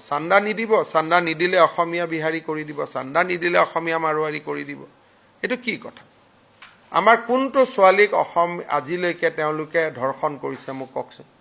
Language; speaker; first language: Assamese; non-native, local second language; Hindi